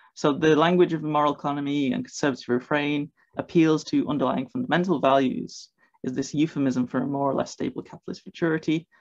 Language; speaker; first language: English; native; English